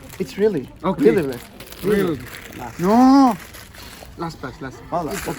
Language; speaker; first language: English; non-native, learner; Turkish